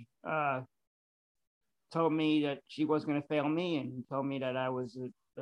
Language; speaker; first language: English; early bilingual, other home language; Spanish